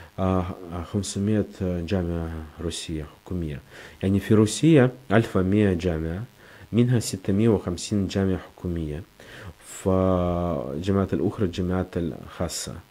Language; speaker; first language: Arabic; non-native, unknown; Russian